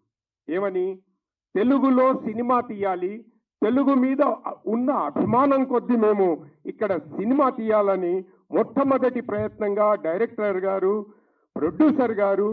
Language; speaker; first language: Telugu; native; Telugu